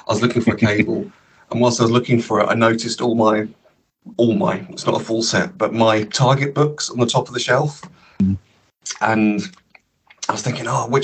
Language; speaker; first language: English; native; English